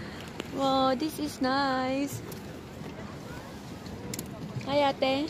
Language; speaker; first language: English; non-native, fluent; Filipino